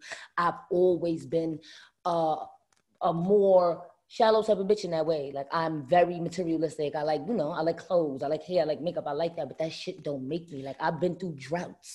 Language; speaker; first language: English; native; English